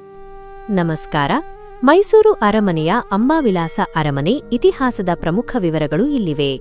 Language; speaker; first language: Kannada; native; Kannada